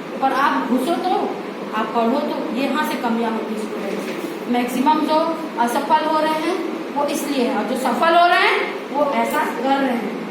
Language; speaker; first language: Hindi; non-native, local second language; Chhattisgarhi